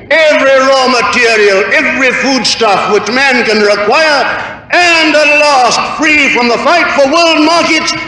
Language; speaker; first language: English; native; English